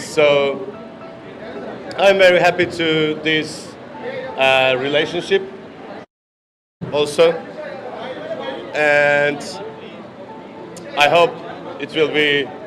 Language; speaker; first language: English; non-native, learner; Turkish